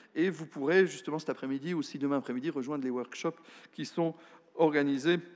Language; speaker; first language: French; non-native, local second language; Luxembourgish